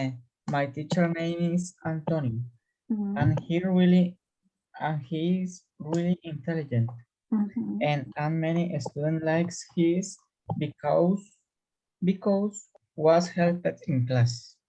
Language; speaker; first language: English; non-native, learner; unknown